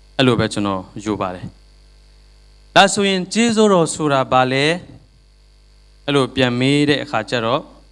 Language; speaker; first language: Burmese; non-native, local second language; Tedim Chin